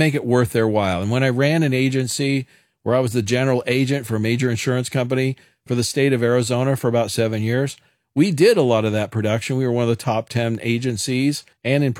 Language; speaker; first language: English; native; English